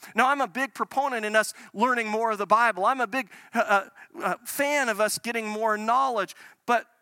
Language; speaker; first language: English; native; English